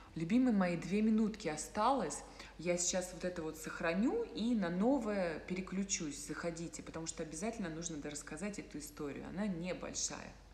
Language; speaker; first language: Russian; native; Russian